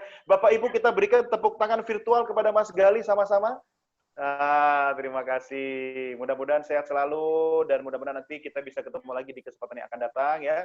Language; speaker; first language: Indonesian; native; Indonesian